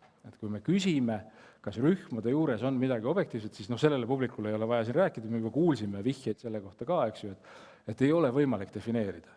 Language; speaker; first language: Estonian; native; Estonian